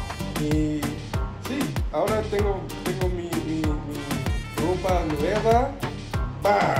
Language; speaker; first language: Spanish; non-native, learner; English